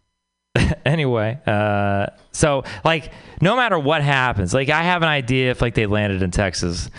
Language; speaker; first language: English; native; English